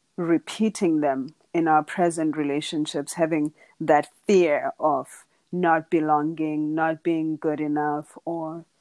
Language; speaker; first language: English; non-native, local second language; Xhosa